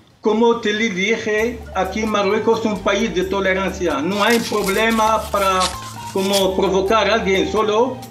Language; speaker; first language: Spanish; non-native, local second language; Arabic